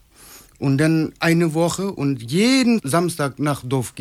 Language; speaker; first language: German; non-native, fluent; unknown